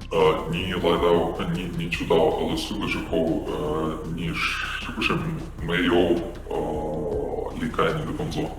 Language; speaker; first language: Chinese; non-native, learner; Ukrainian